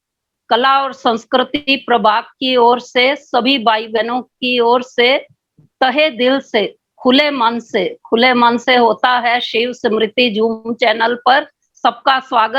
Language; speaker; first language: Hindi; native; Hindi